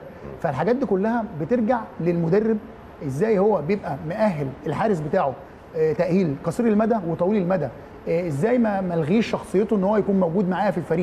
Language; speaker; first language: Arabic; native; Arabic